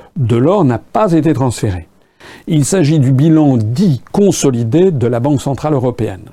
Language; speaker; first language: French; native; French